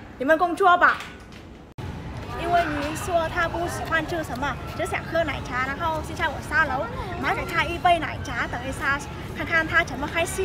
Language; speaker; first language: Chinese; non-native, fluent; Vietnamese